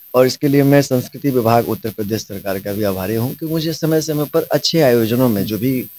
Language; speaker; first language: Hindi; non-native, local second language; Bhojpuri